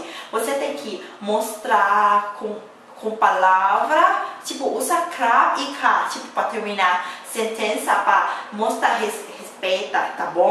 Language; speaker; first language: Portuguese; non-native, learner; Thai